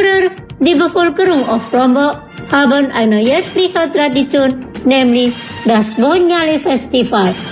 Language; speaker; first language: German; non-native, fluent; Indonesian